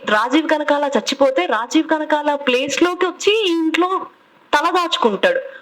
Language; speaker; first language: Telugu; native; Telugu